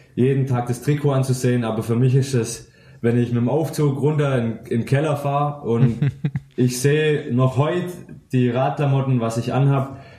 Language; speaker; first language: German; native; German